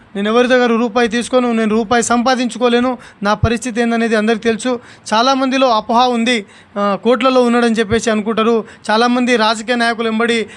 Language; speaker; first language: Telugu; non-native, local second language; Lambadi